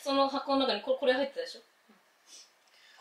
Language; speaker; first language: Japanese; native; Japanese